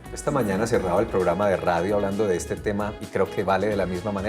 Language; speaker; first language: Spanish; native; Spanish